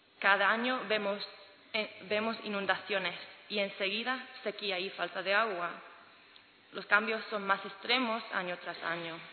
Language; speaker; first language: Spanish; non-native, learner; English